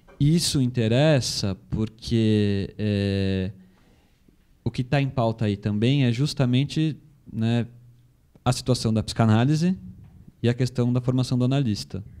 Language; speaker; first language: Portuguese; native; Portuguese